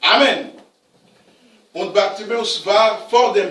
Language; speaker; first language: German; non-native, learner; Romanian